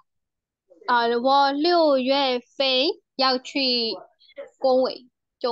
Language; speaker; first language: Chinese; non-native, learner; Burmese